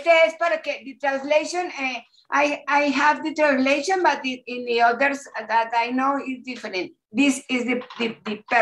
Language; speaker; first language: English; non-native, learner; Spanish